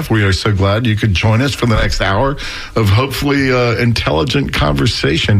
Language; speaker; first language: English; native; English